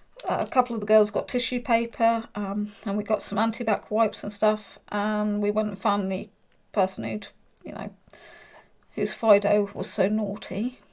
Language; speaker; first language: English; native; English